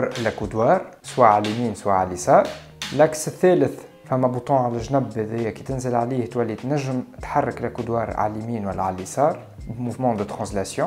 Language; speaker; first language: Arabic; native; Arabic